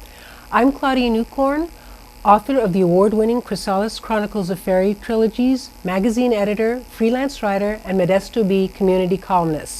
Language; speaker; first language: English; native; English